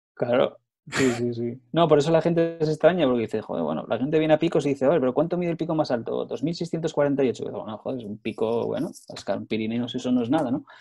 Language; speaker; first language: Spanish; native; Spanish